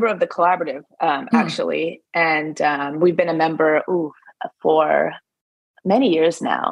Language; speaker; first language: English; native; English